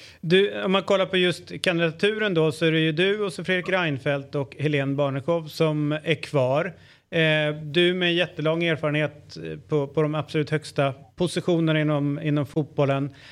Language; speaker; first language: Swedish; native; Swedish